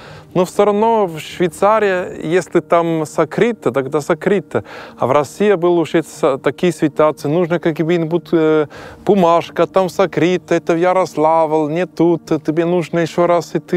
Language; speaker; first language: Russian; non-native, learner; German